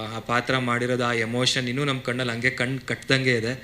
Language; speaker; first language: Kannada; native; Kannada